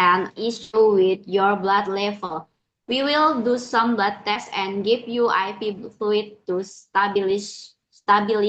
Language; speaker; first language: English; non-native, learner; Indonesian